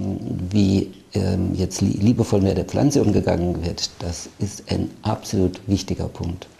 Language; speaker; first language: German; native; German